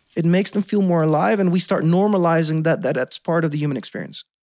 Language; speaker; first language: English; non-native, fluent; Dutch